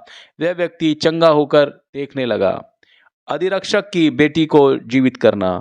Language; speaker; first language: Hindi; native; Hindi